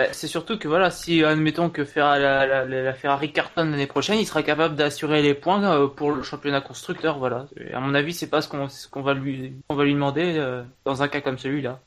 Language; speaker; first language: French; native; French